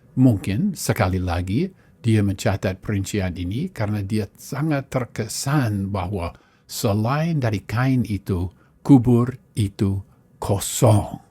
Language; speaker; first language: Malay; non-native, fluent; English